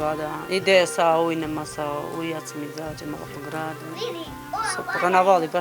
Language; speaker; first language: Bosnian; non-native, learner; Albanian